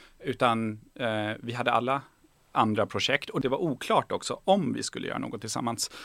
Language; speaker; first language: Swedish; early bilingual, other home language; Persian